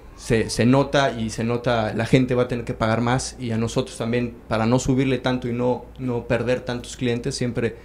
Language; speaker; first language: Spanish; native; Spanish